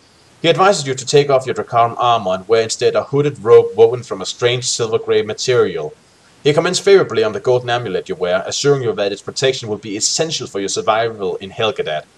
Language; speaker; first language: English; native; English